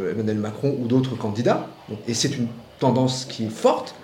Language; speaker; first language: French; native; French